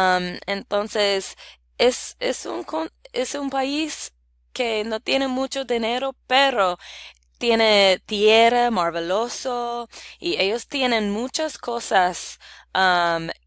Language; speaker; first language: Spanish; non-native, learner; English